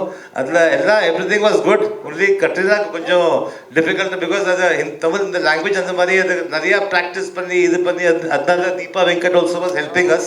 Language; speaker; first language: Tamil; early bilingual, heritage; Tamil